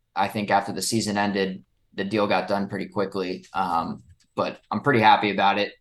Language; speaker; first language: English; native; English